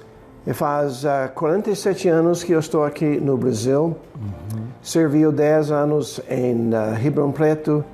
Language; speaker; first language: Portuguese; non-native, fluent; English